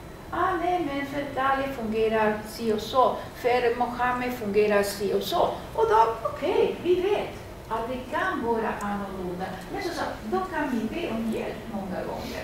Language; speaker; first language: Swedish; non-native, fluent; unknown